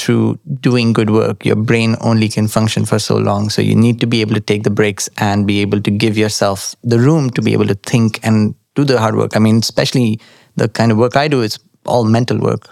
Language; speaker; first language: English; non-native, local second language; Marathi